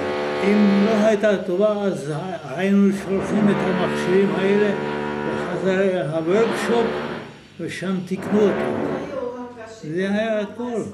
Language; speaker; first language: Hebrew; non-native, fluent; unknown